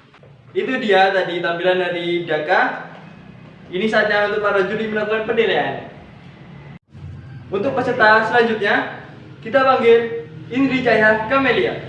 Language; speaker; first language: Indonesian; native; Indonesian